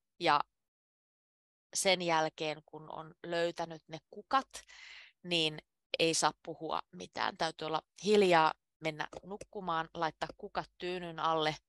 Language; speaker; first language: Finnish; native; Finnish